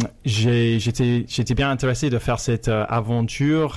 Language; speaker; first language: French; non-native, fluent; English